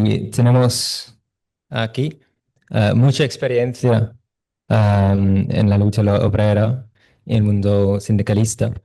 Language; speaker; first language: Spanish; non-native, fluent; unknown